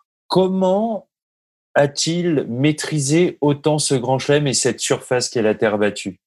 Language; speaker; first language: French; native; French